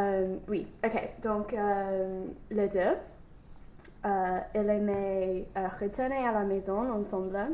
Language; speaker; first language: French; non-native, learner; English